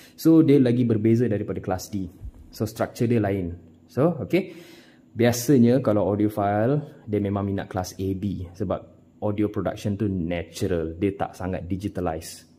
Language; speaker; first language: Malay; non-native, local second language; Tamil